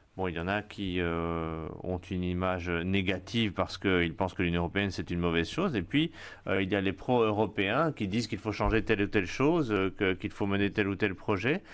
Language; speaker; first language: French; non-native, fluent; Spanish